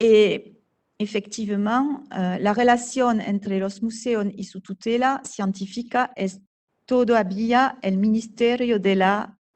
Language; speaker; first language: Spanish; non-native, fluent; French